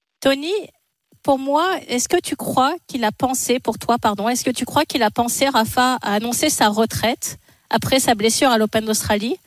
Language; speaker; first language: French; native; French